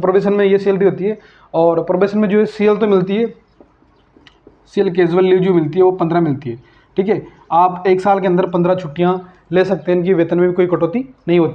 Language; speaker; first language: Hindi; native; Hindi